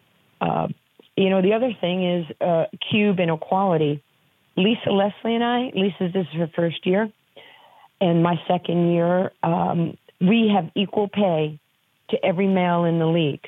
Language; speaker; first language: English; native; English